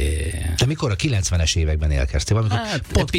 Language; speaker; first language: Hungarian; native; Hungarian